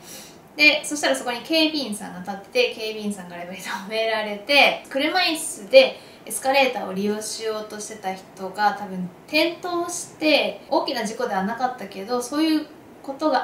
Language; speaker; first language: Japanese; native; Japanese